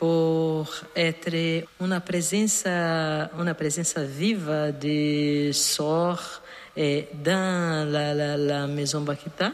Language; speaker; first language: French; non-native, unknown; Portuguese